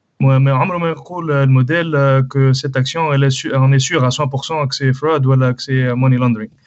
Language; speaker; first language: French; non-native, local second language; Arabic